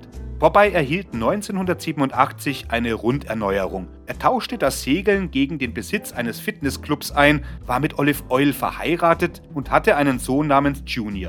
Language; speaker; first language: German; native; German